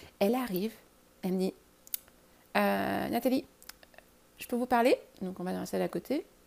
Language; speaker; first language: French; native; French